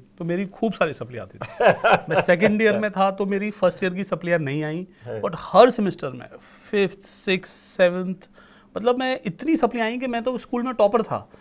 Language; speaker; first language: Hindi; native; Hindi